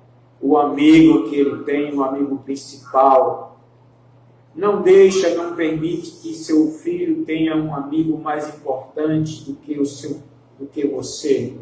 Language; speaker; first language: Portuguese; native; Portuguese